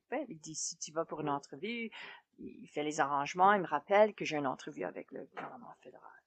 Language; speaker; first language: French; native; French